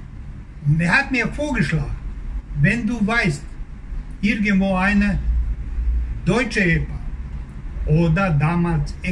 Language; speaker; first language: German; non-native, learner; Croatian